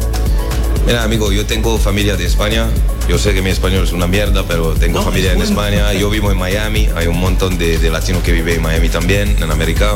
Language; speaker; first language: Spanish; non-native, learner; French